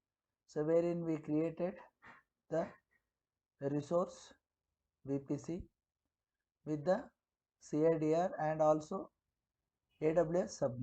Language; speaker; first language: English; non-native, local second language; Kannada